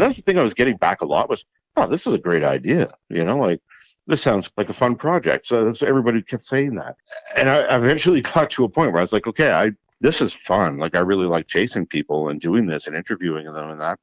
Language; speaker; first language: English; native; English